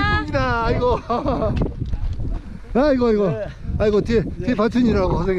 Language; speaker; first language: Korean; native; Korean